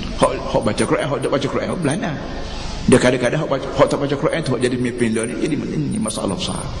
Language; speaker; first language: Malay; native; Malay